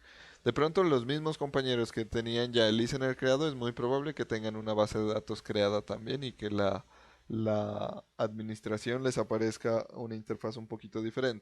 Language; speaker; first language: Spanish; native; Spanish